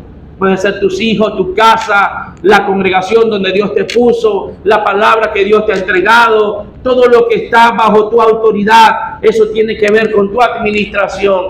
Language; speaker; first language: Spanish; native; Spanish